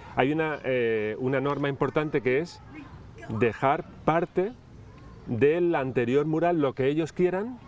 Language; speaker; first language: Spanish; native; Spanish